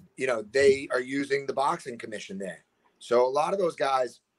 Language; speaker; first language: English; native; English